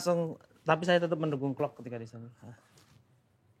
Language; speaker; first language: Indonesian; native; Indonesian